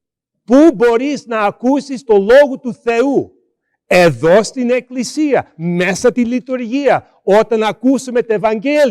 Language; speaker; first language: Greek; early bilingual, heritage; Greek